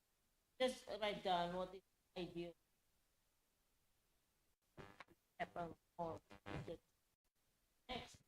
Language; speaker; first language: English; non-native, fluent; Indonesian